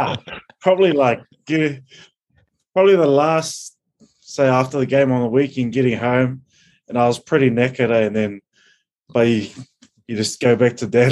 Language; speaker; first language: English; native; English